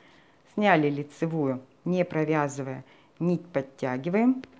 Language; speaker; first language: Russian; native; Russian